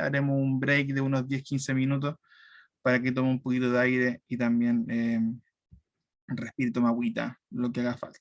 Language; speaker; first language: Spanish; native; Spanish